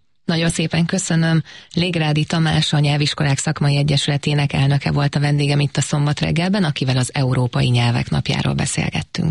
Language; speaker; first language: Hungarian; native; Hungarian